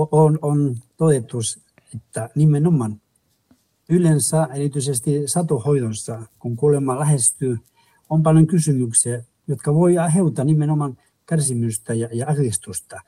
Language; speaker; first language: Finnish; non-native, fluent; Spanish